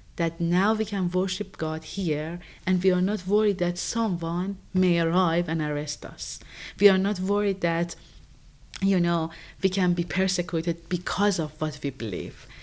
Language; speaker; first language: English; non-native, fluent; Persian